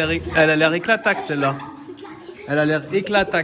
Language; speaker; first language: French; native; French